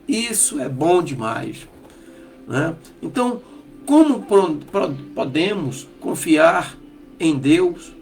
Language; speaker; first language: Portuguese; native; Portuguese